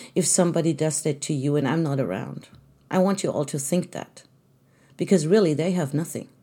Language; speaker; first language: English; non-native, fluent; German